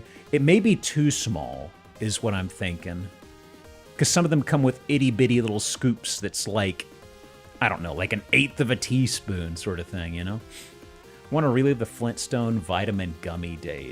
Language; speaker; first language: English; native; English